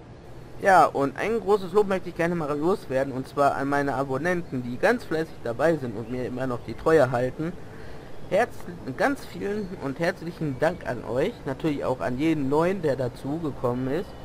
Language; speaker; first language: German; native; German